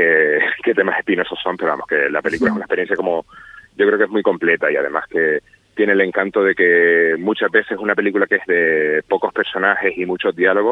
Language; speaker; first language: Spanish; native; Spanish